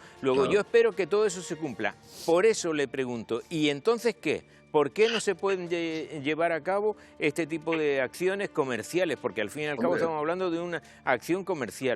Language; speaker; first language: Spanish; native; Spanish